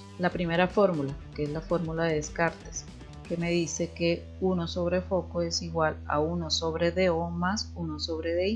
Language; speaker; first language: Spanish; native; Spanish